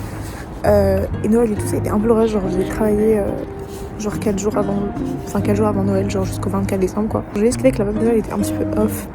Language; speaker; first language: French; non-native, local second language; Malagasy